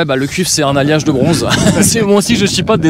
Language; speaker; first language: French; native; French